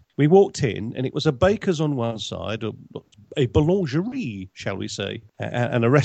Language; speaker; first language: English; native; English